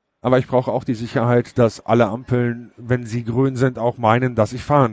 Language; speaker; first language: German; native; German